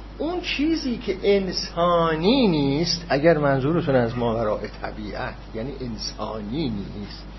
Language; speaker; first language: Persian; non-native, local second language; Azerbaijani